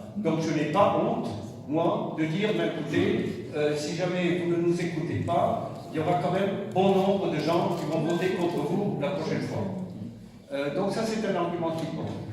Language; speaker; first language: French; non-native, fluent; German